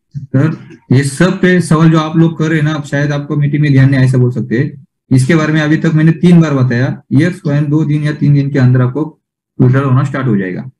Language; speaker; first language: Hindi; native; Hindi